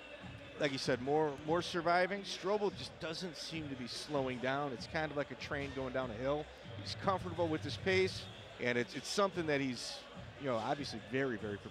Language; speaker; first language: English; native; English